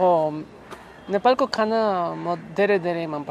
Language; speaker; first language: Nepali; non-native, learner; Spanish